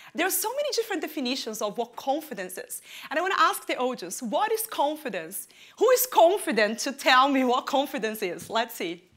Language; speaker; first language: English; non-native, fluent; Portuguese